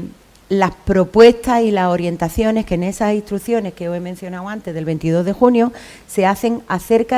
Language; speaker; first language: Spanish; native; Spanish